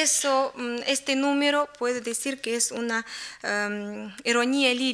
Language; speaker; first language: Spanish; non-native, learner; Russian